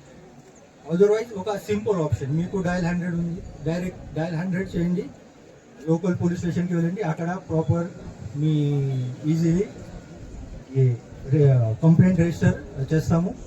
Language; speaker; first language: Telugu; non-native, learner; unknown